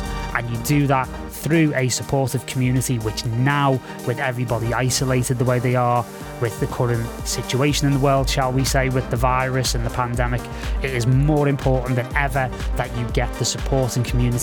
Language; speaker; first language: English; native; English